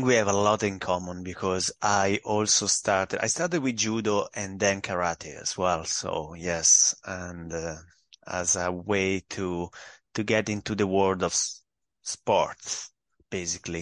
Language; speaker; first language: English; non-native, fluent; Italian